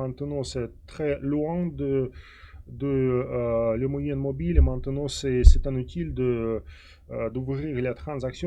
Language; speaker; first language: French; non-native, fluent; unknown